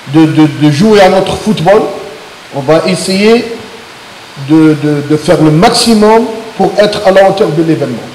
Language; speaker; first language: French; non-native, local second language; Arabic